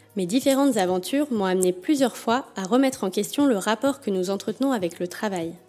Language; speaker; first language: French; native; French